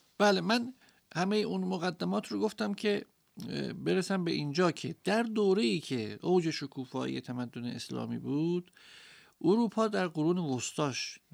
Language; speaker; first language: Persian; native; Persian